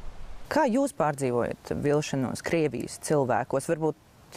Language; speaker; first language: Latvian; native; Latvian